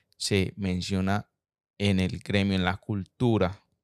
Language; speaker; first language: Spanish; native; Spanish